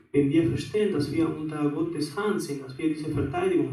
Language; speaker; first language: German; non-native, fluent; Spanish